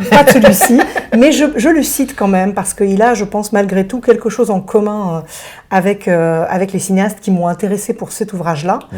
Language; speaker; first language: French; early bilingual, other home language; Russian